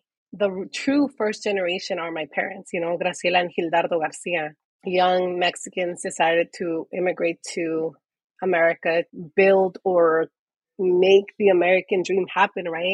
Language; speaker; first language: English; native; English